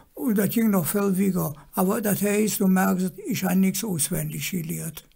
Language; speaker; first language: German; native; German